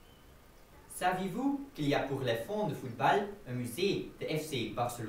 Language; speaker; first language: French; non-native, learner; Dutch